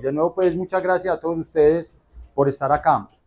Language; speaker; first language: Spanish; native; Spanish